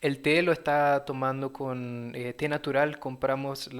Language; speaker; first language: Spanish; early bilingual, heritage; Portuguese